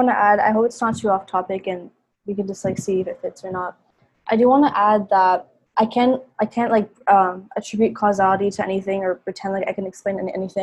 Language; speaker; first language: English; native; English